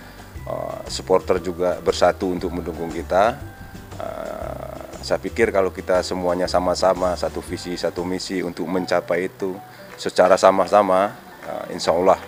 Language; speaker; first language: Indonesian; non-native, local second language; Minangkabau